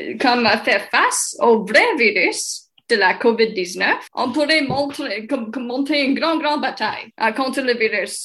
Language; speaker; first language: French; non-native, local second language; English